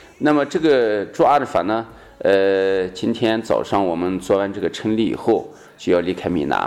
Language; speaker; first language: Chinese; native; Chinese